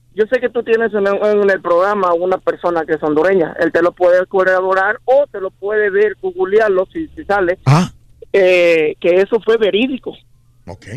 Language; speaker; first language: Spanish; native; Spanish